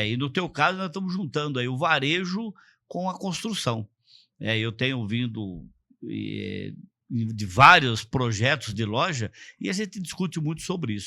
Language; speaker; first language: Portuguese; native; Portuguese